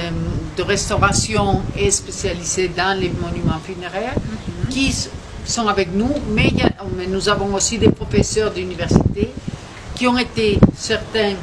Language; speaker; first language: French; non-native, fluent; Spanish